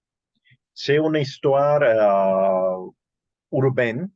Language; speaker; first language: French; non-native, learner; Spanish